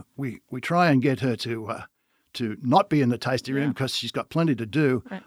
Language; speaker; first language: English; native; English